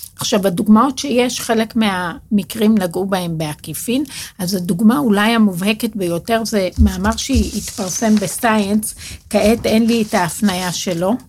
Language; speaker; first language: Hebrew; native; Hebrew